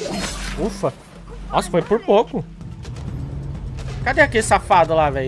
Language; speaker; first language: Portuguese; native; Portuguese